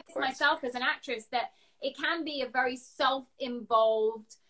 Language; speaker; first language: English; native; English